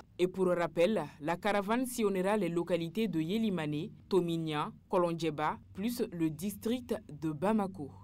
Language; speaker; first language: French; non-native, local second language; Bambara